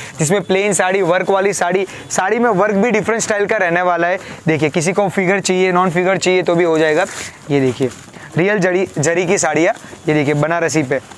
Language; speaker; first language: Hindi; non-native, local second language; Gujarati